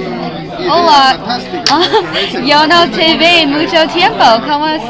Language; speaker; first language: Spanish; non-native, learner; English